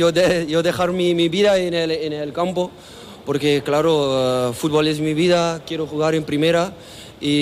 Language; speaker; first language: Spanish; non-native, learner; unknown